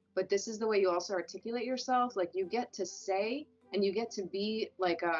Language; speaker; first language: English; native; English